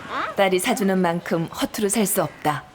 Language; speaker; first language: Korean; native; Korean